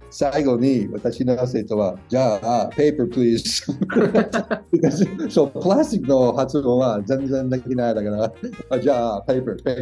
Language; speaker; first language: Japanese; non-native, learner; English